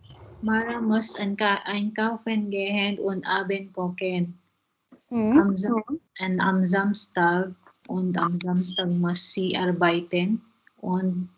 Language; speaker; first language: German; non-native, learner; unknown